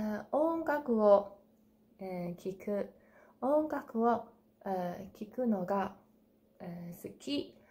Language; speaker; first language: Japanese; non-native, learner; Cantonese